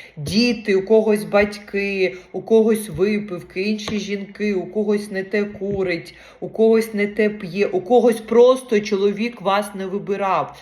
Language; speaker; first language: Ukrainian; non-native, local second language; Russian